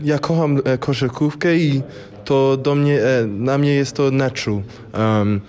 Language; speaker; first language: Polish; early bilingual, heritage; English